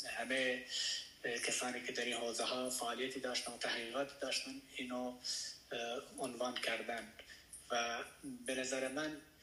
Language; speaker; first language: Persian; non-native, local second language; Baluchi